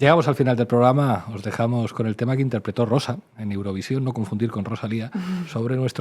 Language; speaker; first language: Spanish; native; Spanish